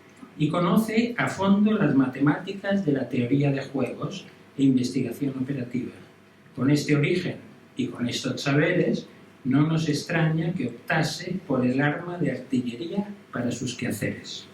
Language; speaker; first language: Spanish; native; Spanish